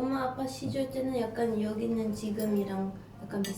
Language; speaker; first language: Korean; non-native, fluent; Dutch